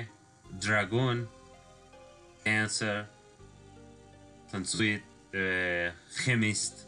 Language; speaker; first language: Russian; non-native, learner; English